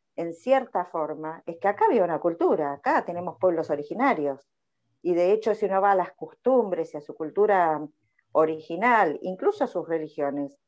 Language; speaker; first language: Spanish; native; Spanish